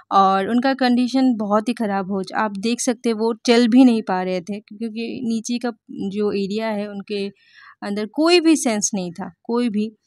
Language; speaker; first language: Hindi; non-native, local second language; Bangla